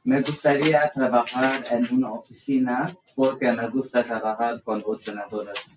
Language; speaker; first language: Spanish; non-native, learner; English